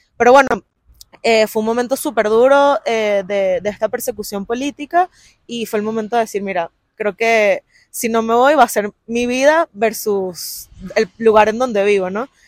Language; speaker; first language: Spanish; native; Spanish